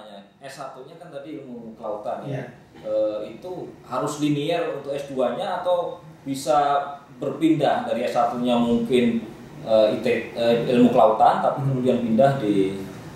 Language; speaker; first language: Indonesian; non-native, local second language; Javanese